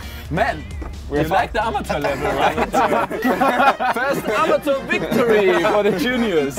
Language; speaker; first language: English; non-native, fluent; German